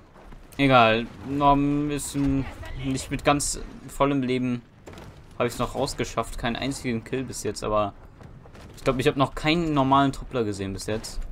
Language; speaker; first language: German; native; German